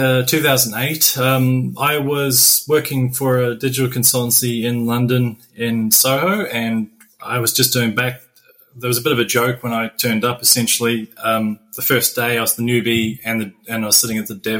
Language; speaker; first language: English; native; English